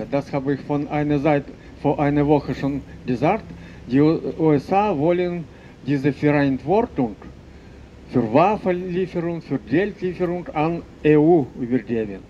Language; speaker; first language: German; non-native, fluent; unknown